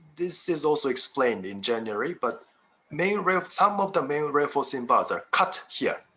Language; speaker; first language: English; non-native, fluent; Japanese